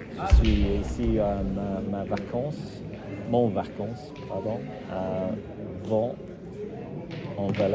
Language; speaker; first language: French; non-native, learner; English